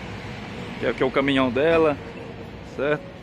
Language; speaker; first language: Portuguese; native; Portuguese